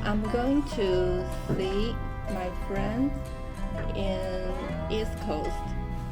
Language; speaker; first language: English; non-native, learner; Chinese